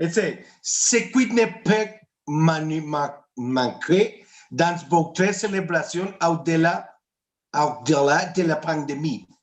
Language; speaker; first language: French; non-native, fluent; Spanish